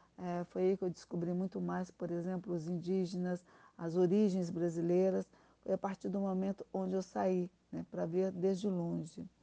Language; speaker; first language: Portuguese; native; Portuguese